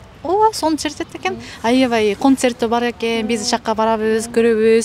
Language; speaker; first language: Kyrgyz; non-native, fluent; Japanese